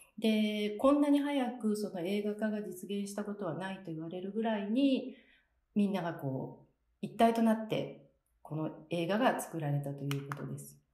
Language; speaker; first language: Japanese; native; Japanese